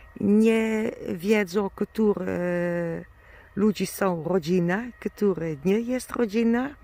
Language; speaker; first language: Polish; non-native, learner; German